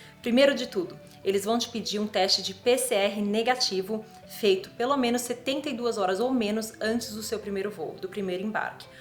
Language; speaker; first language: Portuguese; native; Portuguese